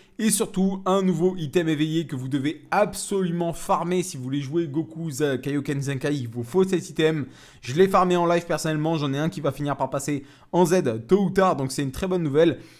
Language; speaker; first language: French; native; French